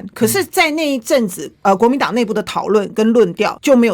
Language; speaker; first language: Chinese; native; Chinese